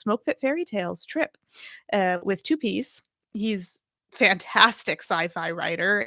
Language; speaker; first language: English; native; English